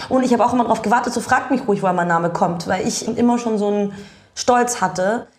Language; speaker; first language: German; early bilingual, other home language; Bulgarian